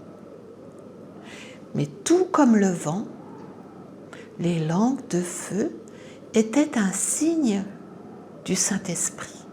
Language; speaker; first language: French; native; French